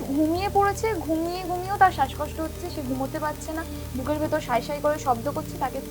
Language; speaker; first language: Bangla; native; Bangla